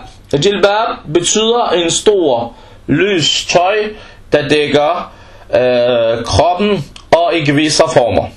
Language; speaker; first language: Danish; non-native, fluent; Arabic